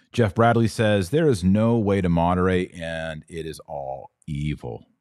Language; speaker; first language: English; native; English